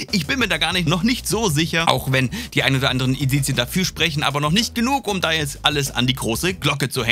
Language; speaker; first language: German; native; German